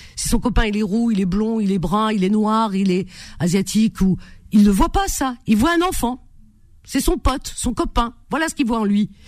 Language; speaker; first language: French; native; French